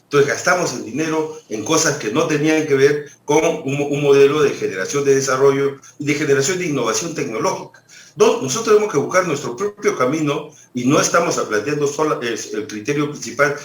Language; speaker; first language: Spanish; native; Spanish